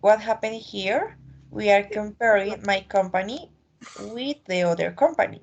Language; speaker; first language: English; non-native, learner; Spanish